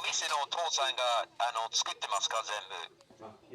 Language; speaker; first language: Japanese; non-native, learner; English